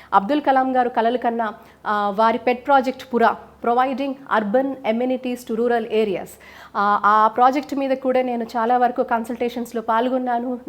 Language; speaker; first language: Telugu; native; Telugu